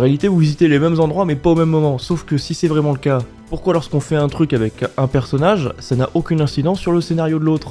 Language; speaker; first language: French; native; French